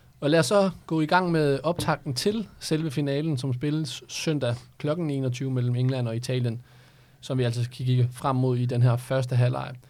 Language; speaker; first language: Danish; native; Danish